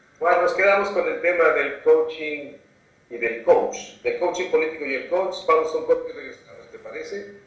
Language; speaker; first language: Spanish; native; Spanish